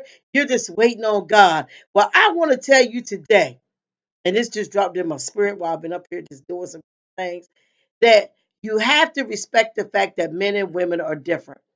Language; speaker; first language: English; native; English